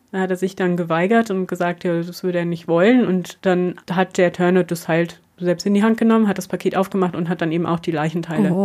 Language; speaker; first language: German; native; German